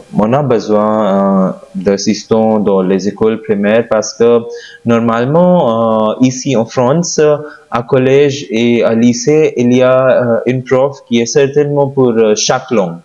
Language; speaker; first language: French; non-native, learner; Hindi